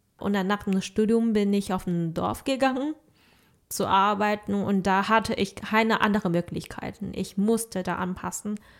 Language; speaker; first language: German; non-native, fluent; Chinese